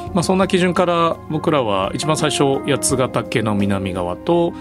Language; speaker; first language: Japanese; native; Japanese